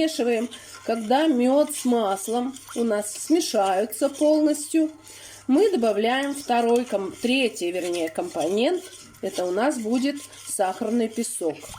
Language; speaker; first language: Russian; native; Russian